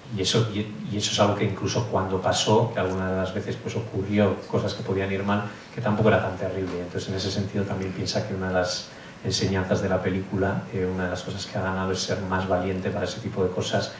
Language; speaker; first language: Spanish; native; Spanish